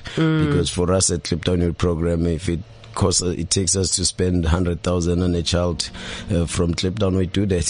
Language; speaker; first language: English; non-native, local second language; Zulu